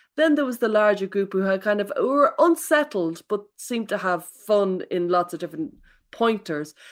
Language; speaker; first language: English; native; English